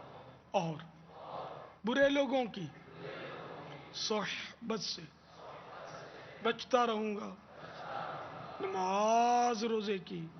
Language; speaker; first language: Urdu; native; Urdu